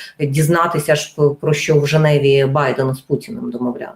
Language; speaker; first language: Ukrainian; native; Ukrainian